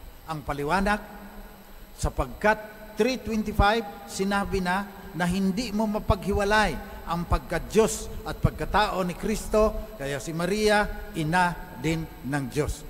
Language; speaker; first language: Filipino; non-native, local second language; Iloko